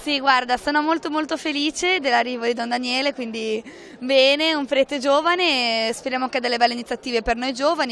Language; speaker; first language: Italian; native; Italian